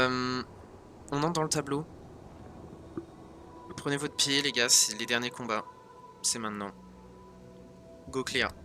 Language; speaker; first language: French; native; French